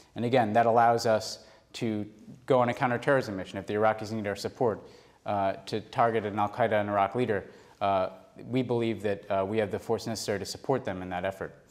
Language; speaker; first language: English; native; English